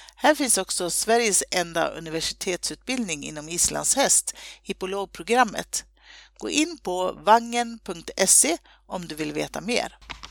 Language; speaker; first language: Swedish; native; Swedish